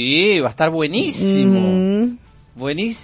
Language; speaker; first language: Spanish; native; Spanish